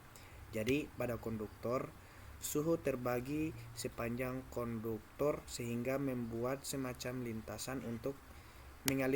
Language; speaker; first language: Indonesian; native; Indonesian